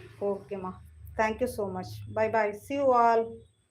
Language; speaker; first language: English; non-native, local second language; Tamil